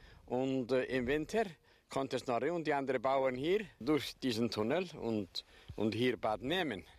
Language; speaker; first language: German; non-native, fluent; Icelandic